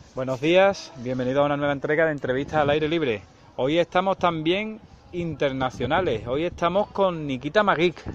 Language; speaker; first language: Spanish; native; Spanish